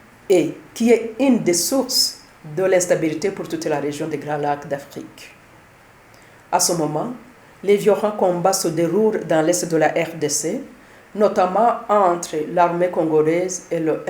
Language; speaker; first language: French; non-native, local second language; Kinyarwanda